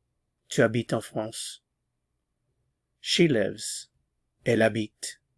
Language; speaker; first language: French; non-native, fluent; English